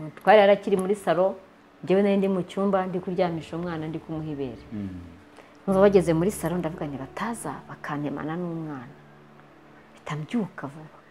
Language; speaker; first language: Kinyarwanda; native; Kinyarwanda